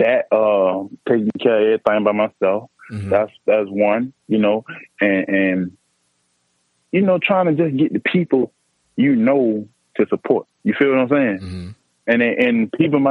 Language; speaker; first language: English; native; English